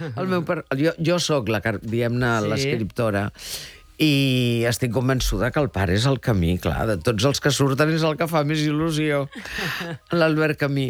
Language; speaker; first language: Catalan; early bilingual, heritage; Catalan